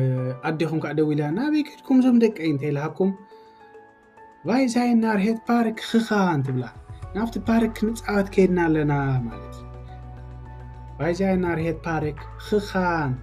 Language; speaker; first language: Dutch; non-native, learner; Tigrinya